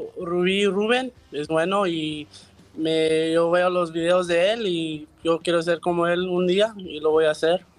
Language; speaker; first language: Spanish; early bilingual, heritage; Spanish